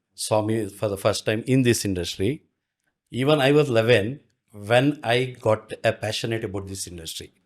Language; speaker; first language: English; non-native, local second language; Kannada